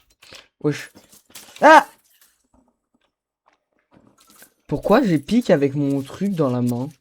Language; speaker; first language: French; native; French